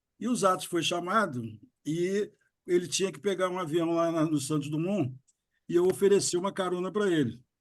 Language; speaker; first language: Portuguese; native; Portuguese